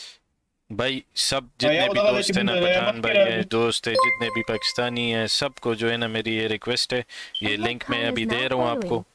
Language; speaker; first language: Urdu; non-native, local second language; Pashto